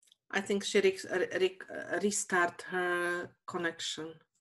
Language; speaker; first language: English; non-native, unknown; Slovak